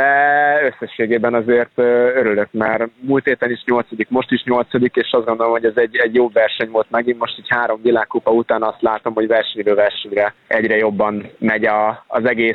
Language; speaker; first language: Hungarian; native; Hungarian